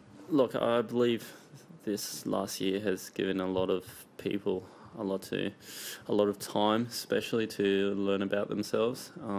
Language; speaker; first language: English; early bilingual, other home language; Spanish